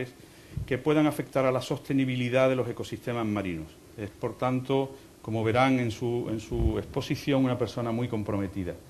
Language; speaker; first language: Spanish; native; Spanish